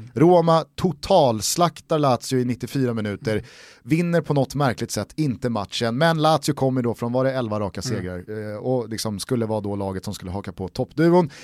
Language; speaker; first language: Swedish; native; Swedish